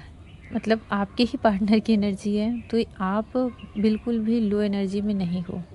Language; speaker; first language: Hindi; native; Hindi